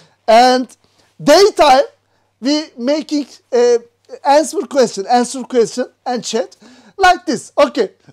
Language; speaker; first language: English; non-native, learner; Turkish